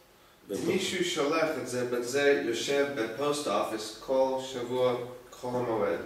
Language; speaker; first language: Hebrew; non-native, learner; English